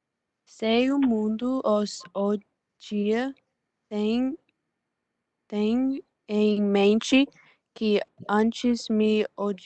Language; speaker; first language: Portuguese; early bilingual, heritage; English